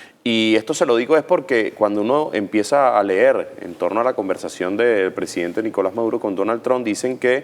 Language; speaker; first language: Spanish; native; Spanish